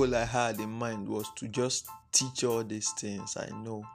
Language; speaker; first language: English; non-native, local second language; Igbo